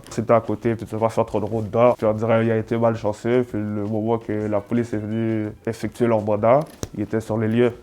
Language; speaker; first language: French; native; French